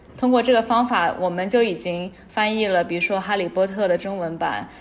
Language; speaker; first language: Chinese; native; Chinese